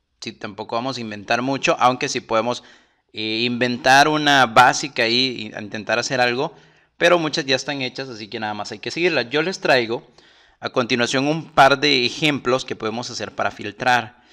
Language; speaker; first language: Spanish; native; Spanish